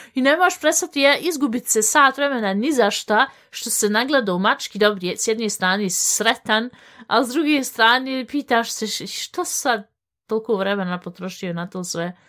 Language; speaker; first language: Bosnian; early bilingual, heritage; Bosnian